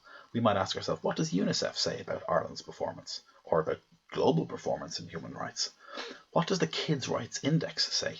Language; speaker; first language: English; native; English